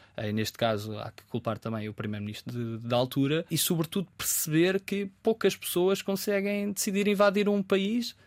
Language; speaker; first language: Portuguese; native; Portuguese